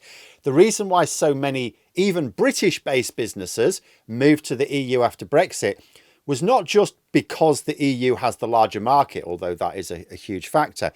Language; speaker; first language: English; native; English